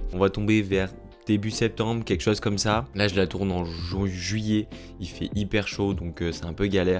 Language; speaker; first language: French; native; French